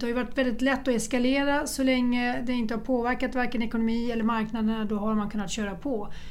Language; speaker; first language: Swedish; native; Swedish